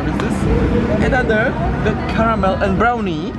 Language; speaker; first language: English; non-native, learner; Czech